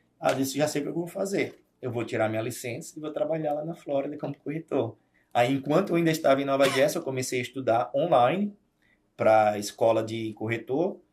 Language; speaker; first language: Portuguese; native; Portuguese